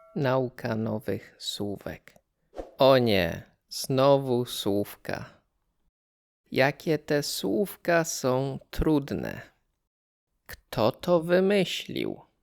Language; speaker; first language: Polish; native; Polish